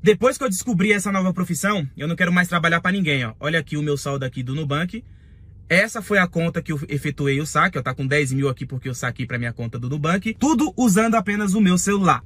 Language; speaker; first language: Portuguese; native; Portuguese